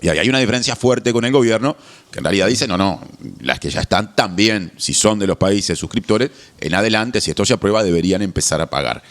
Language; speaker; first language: Spanish; native; Spanish